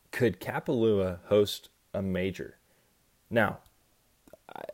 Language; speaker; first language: English; native; English